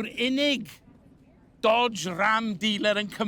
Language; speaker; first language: Welsh; native; Welsh